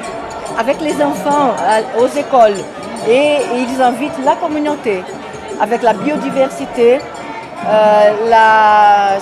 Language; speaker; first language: French; non-native, fluent; Portuguese